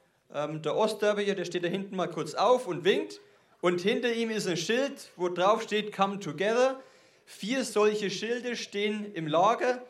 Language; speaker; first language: German; native; German